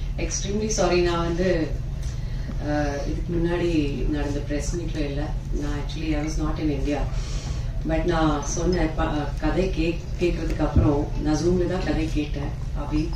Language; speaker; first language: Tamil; non-native, fluent; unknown